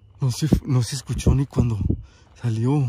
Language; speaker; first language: Spanish; native; Spanish